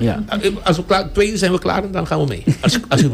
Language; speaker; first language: Dutch; non-native, local second language; Papiamento